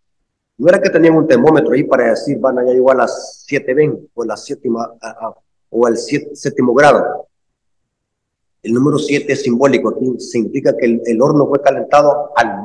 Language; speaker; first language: Spanish; native; Spanish